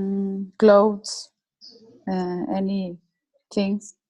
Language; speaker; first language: English; non-native, learner; Spanish